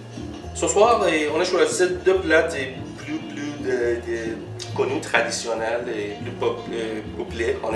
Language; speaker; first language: French; non-native, learner; Persian